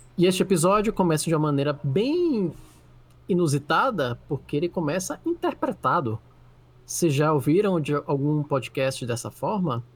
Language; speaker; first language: Portuguese; native; Portuguese